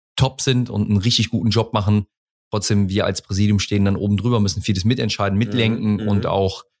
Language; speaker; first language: German; native; German